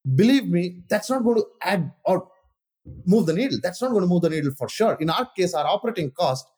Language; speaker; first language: English; non-native, local second language; Kannada